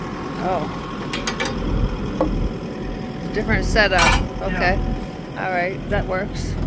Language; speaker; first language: English; native; English